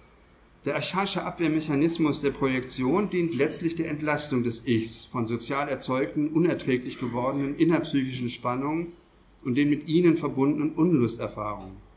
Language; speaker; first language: German; native; German